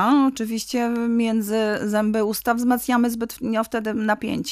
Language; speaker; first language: Polish; native; Polish